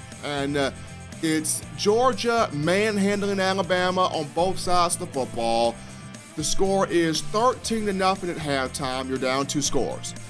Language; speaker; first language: English; native; English